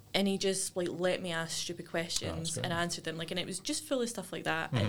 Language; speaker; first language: English; native; English